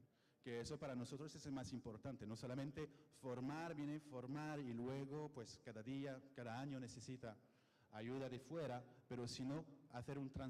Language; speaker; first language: Spanish; non-native, fluent; French